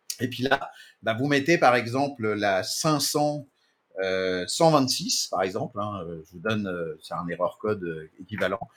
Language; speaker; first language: French; native; French